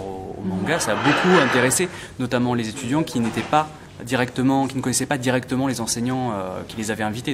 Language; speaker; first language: French; native; French